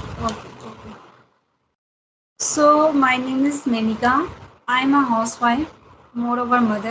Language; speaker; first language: English; non-native, learner; Hindi